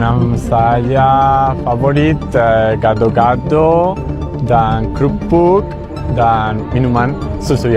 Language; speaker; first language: Indonesian; non-native, learner; Spanish